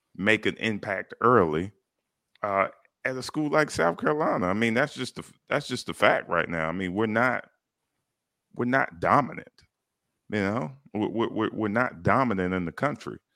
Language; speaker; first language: English; native; English